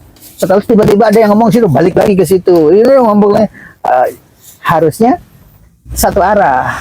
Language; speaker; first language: Indonesian; native; Indonesian